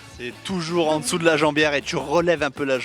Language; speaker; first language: French; native; French